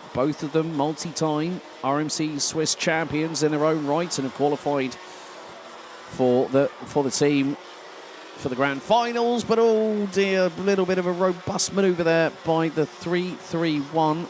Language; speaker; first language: English; non-native, fluent; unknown